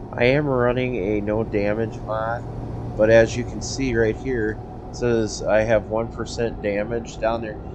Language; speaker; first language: English; native; English